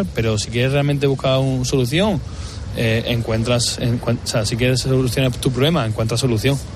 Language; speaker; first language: Spanish; native; Spanish